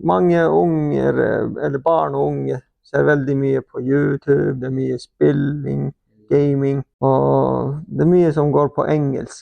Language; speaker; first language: Norwegian; non-native, local second language; Northern Sami